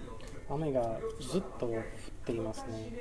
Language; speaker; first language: Japanese; non-native, learner; English